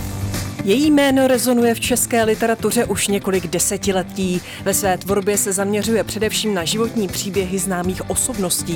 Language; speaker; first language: Czech; native; Czech